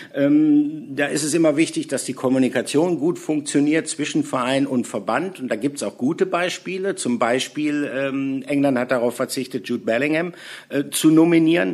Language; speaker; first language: German; native; German